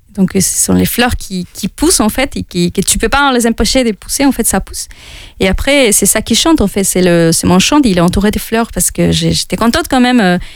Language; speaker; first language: French; non-native, fluent; Spanish